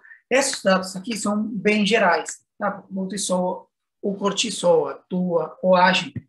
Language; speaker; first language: Portuguese; non-native, fluent; Spanish